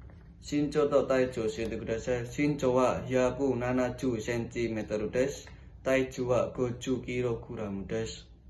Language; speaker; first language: Japanese; non-native, learner; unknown